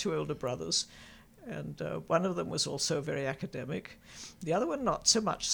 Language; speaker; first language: English; native; English